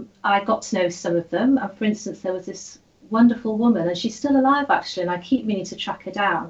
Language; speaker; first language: English; native; English